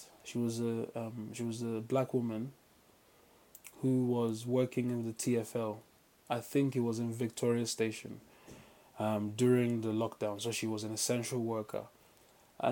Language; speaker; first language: English; non-native, local second language; Yoruba